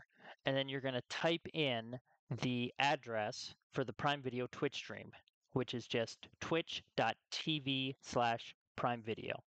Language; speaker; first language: English; native; English